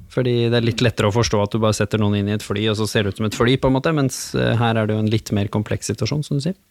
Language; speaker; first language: Norwegian; native; Norwegian